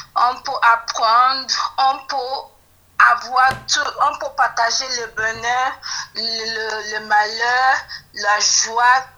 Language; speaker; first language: French; non-native, learner; Yoruba